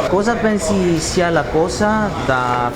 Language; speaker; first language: Italian; non-native, learner; Korean